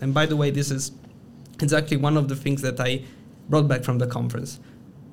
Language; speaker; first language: English; non-native, fluent; Italian